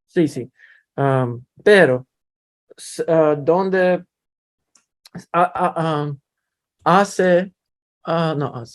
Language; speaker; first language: Spanish; non-native, learner; English